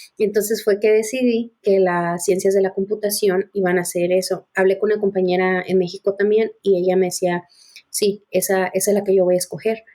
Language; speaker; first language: Spanish; native; Spanish